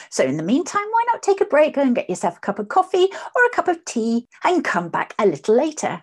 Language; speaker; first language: English; native; English